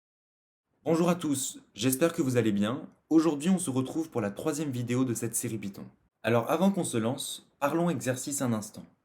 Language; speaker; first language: French; native; French